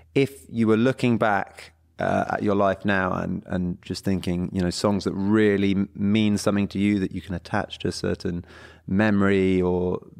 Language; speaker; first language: English; early bilingual, other home language; Portuguese